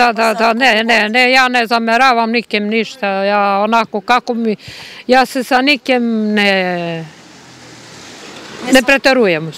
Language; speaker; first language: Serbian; non-native, local second language; Romanian